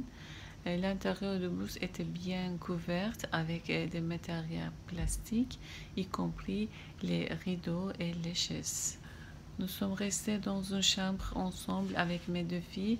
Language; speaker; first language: French; non-native, fluent; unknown